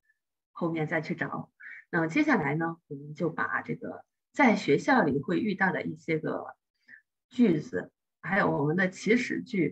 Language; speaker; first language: Chinese; native; Chinese